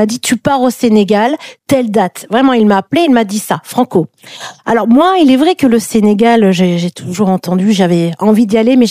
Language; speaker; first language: French; native; French